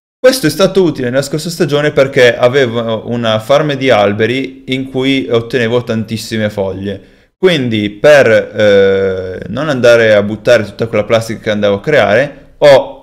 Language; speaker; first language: Italian; native; Italian